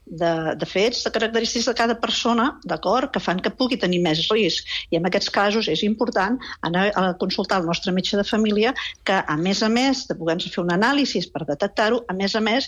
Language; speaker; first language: Catalan; native; Catalan